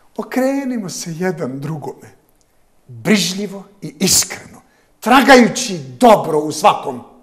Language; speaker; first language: Serbian; non-native, local second language; Albanian